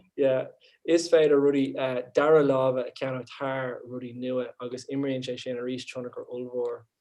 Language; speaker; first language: Irish; non-native, local second language; English